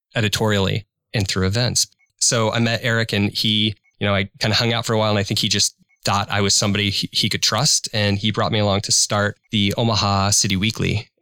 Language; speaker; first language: English; native; English